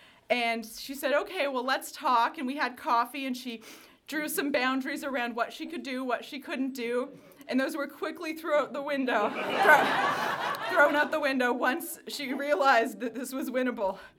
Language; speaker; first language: English; native; English